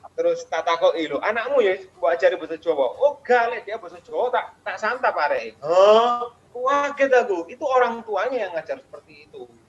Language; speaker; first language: Indonesian; non-native, fluent; English